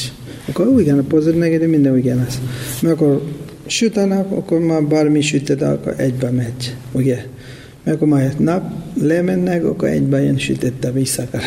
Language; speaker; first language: Hungarian; non-native, learner; Tibetan